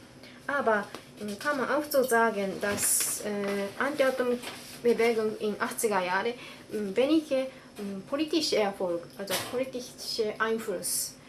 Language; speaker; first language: German; non-native, learner; Japanese